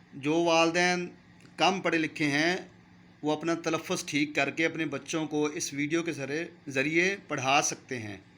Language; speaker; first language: Urdu; non-native, local second language; Punjabi